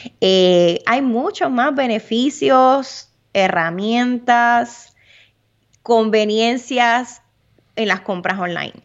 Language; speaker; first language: Spanish; early bilingual, heritage; Spanish